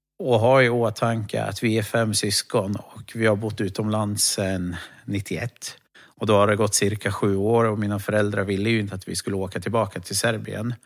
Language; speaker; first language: Swedish; early bilingual, other home language; Romany